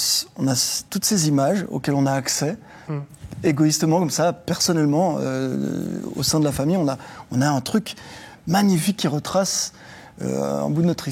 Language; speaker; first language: French; native; French